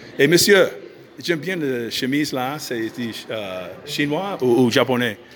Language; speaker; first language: French; non-native, fluent; English